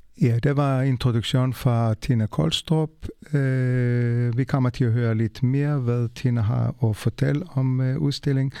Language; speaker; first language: Danish; non-native, fluent; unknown